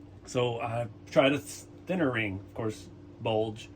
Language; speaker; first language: English; native; English